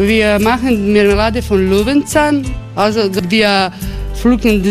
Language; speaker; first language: German; non-native, learner; Croatian